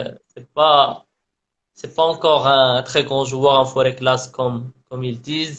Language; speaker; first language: French; non-native, local second language; Arabic